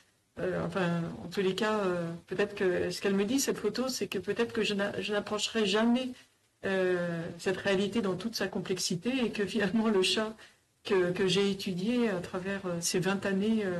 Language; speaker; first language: French; native; French